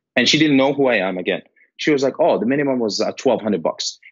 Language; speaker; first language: English; non-native, fluent; Arabic